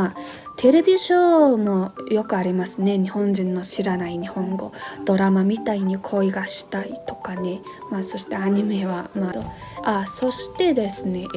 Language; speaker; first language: Japanese; non-native, fluent; Mongolian